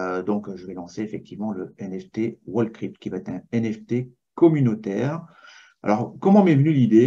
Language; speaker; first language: French; native; French